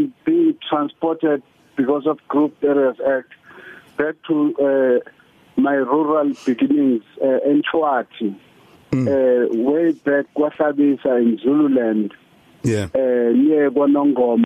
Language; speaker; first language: English; non-native, local second language; Zulu